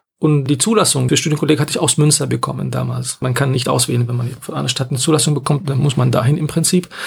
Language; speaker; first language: German; non-native, fluent; Arabic